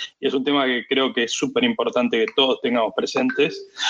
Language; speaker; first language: Spanish; native; Spanish